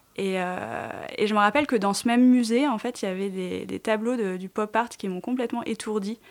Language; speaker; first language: French; native; French